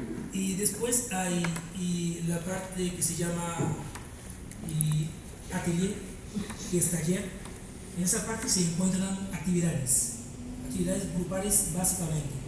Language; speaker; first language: Spanish; non-native, fluent; Haitian Creole